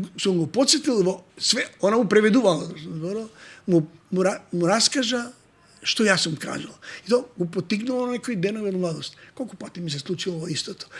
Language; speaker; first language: Macedonian; non-native, local second language; Serbian